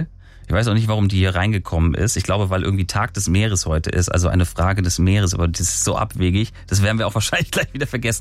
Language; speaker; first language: German; native; German